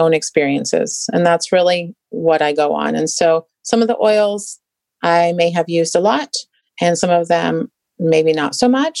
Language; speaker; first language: English; native; English